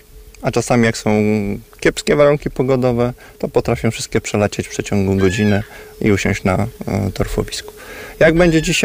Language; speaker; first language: Polish; native; Polish